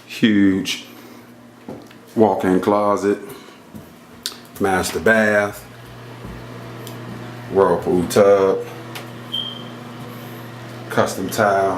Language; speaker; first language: English; native; English